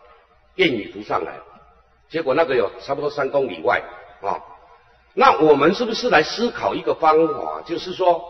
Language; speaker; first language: Chinese; native; Chinese